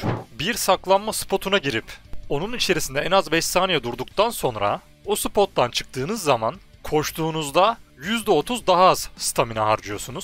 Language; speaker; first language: Turkish; native; Turkish